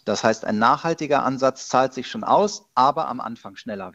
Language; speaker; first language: German; native; German